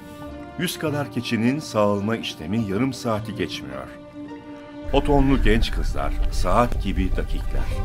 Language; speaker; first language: Turkish; native; Turkish